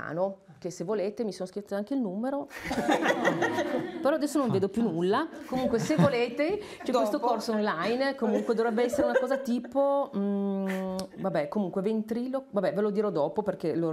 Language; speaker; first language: Italian; native; Italian